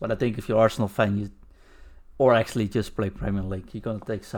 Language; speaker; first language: English; non-native, fluent; Dutch